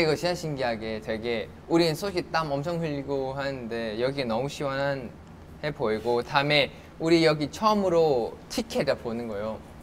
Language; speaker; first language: Korean; non-native, fluent; Thai